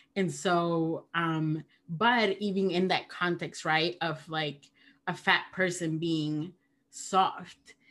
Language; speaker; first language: English; early bilingual, other home language; Spanish